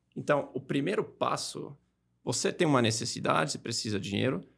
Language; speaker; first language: Portuguese; non-native, fluent; German